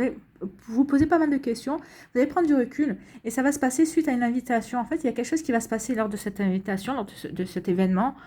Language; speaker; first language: French; native; French